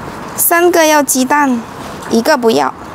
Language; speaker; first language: Chinese; non-native, fluent; Indonesian